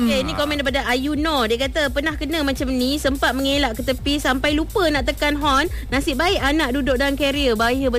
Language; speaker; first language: Malay; native; Malay